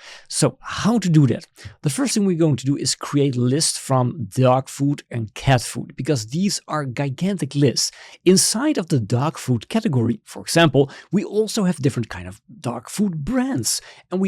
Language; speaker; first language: English; non-native, fluent; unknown